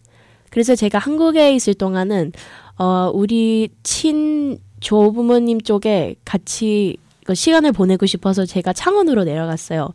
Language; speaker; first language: Korean; early bilingual, heritage; English